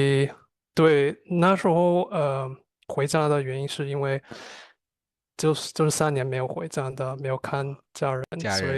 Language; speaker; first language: Chinese; non-native, fluent; English